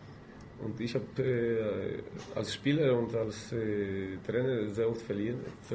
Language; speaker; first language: German; non-native, fluent; Polish